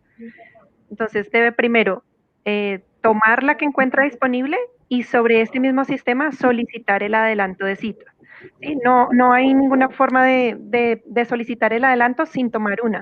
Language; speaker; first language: Spanish; native; Spanish